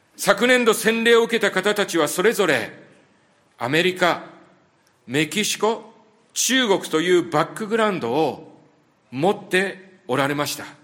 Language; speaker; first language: Japanese; native; Japanese